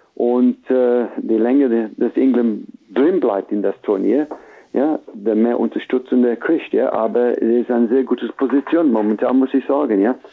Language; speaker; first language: German; non-native, fluent; English